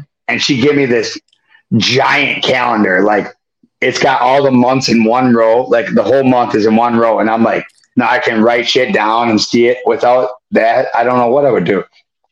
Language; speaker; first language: English; native; English